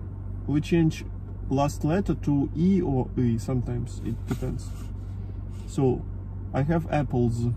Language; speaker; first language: English; non-native, learner; Russian